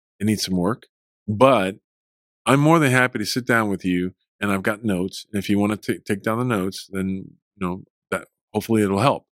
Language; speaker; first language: English; early bilingual, other home language; Spanish